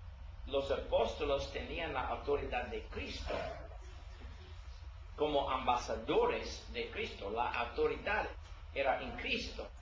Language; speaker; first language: Spanish; non-native, learner; English